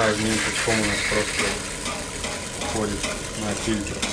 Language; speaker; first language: Russian; native; Russian